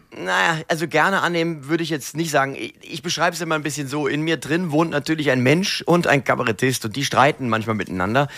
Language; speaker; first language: German; native; German